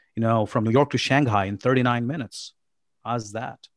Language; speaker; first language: English; non-native, local second language; Urdu